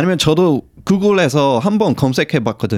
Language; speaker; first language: Korean; non-native, fluent; English